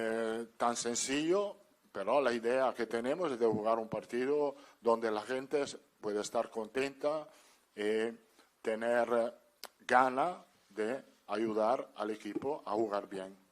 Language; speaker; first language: Spanish; non-native, fluent; Italian